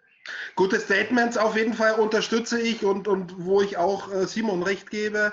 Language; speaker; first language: German; native; German